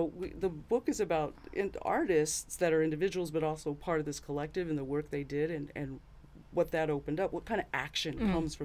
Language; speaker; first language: English; native; English